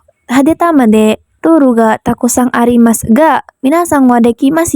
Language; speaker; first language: Japanese; non-native, learner; Indonesian